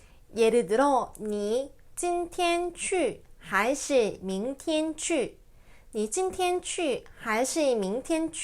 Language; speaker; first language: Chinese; non-native, fluent; Korean